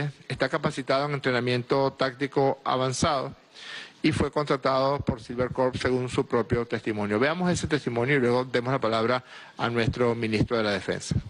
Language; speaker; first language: Spanish; native; Spanish